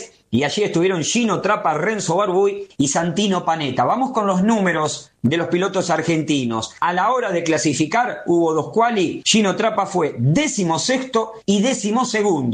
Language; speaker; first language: Spanish; native; Spanish